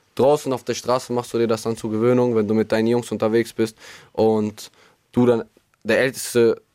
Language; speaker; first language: German; non-native, fluent; Albanian